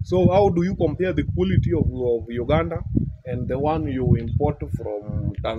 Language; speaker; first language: English; non-native, local second language; Luo (Kenya and Tanzania)